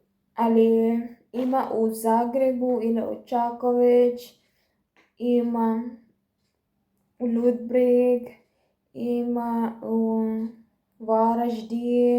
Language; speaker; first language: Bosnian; non-native, learner; Filipino